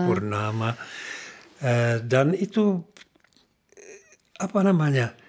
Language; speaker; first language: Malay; non-native, learner; Czech